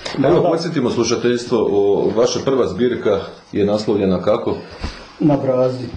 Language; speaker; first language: Croatian; native; Croatian